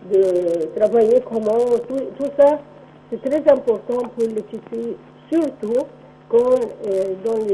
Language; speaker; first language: French; non-native, local second language; Arabic